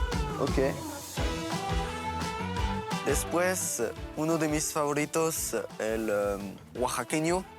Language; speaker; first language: Spanish; non-native, learner; French